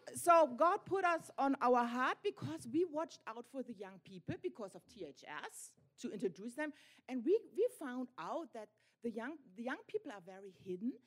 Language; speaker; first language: English; non-native, fluent; German